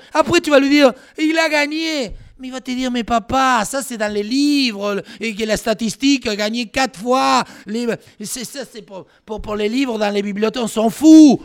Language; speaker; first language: French; non-native, fluent; Spanish